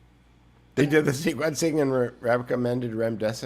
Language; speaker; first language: English; native; English